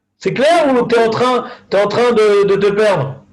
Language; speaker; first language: French; native; French